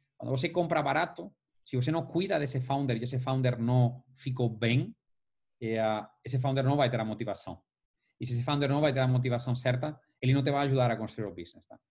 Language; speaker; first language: Portuguese; non-native, fluent; Spanish